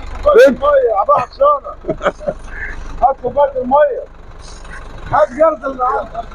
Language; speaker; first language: Arabic; native; Arabic